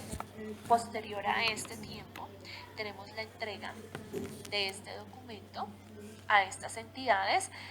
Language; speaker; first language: Spanish; native; Spanish